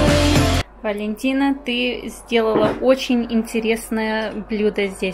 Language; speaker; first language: Russian; non-native, fluent; English